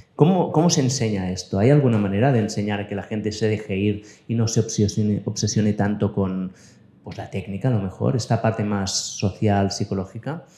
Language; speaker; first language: Spanish; native; Spanish